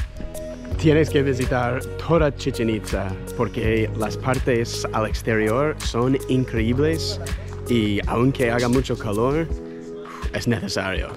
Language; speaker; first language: Spanish; non-native, learner; English